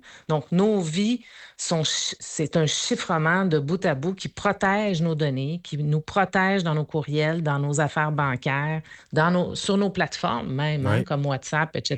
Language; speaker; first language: French; native; French